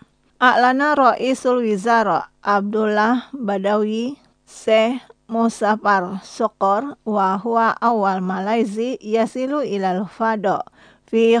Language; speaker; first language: Arabic; non-native, learner; Indonesian